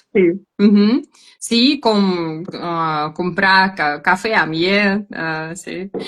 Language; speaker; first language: Catalan; non-native, learner; Russian